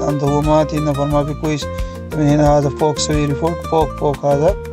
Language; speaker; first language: Arabic; non-native, learner; Urdu